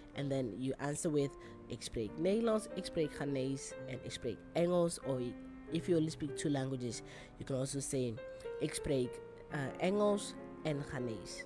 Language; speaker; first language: Dutch; non-native, fluent; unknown